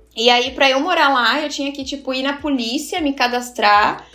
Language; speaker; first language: Portuguese; native; Portuguese